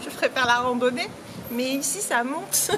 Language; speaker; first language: French; native; French